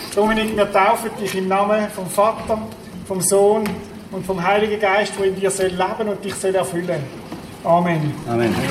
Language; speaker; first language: German; native; German